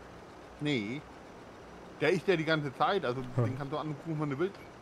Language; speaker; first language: German; native; German